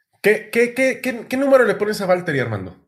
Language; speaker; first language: Spanish; native; Spanish